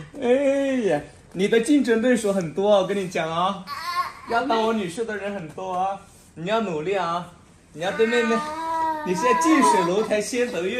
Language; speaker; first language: Chinese; native; Chinese